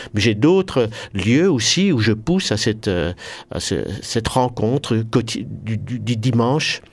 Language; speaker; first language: French; native; French